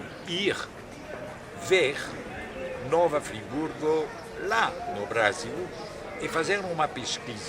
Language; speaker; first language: Portuguese; non-native, fluent; French